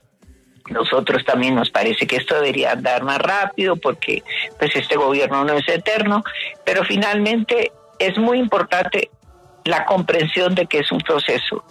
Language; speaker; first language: Spanish; native; Spanish